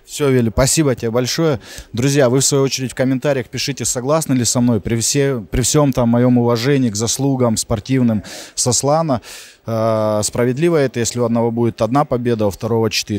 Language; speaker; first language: Russian; native; Russian